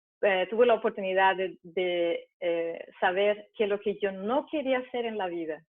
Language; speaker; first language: Spanish; early bilingual, heritage; Spanish